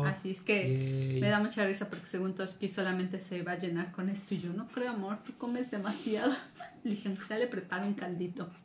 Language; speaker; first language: Spanish; native; Spanish